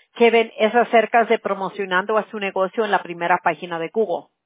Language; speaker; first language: Spanish; early bilingual, heritage; Spanish